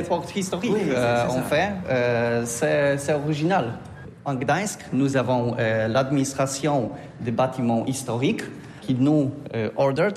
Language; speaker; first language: French; non-native, learner; Polish